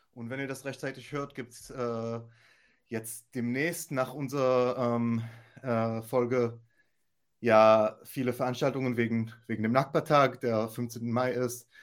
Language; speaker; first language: German; non-native, fluent; Hebrew